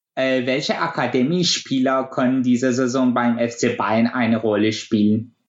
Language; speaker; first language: German; non-native, fluent; Persian